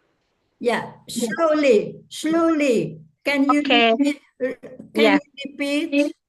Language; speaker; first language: English; non-native, fluent; Indonesian